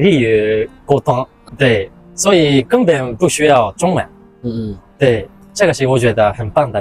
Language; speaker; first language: Chinese; non-native, fluent; Japanese